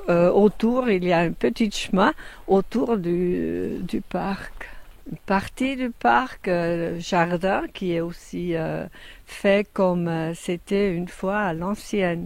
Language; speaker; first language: French; non-native, fluent; German